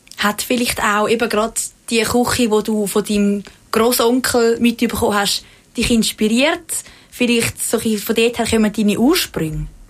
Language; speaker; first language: German; native; German